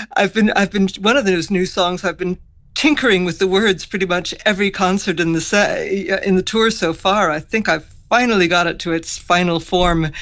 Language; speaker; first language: English; native; English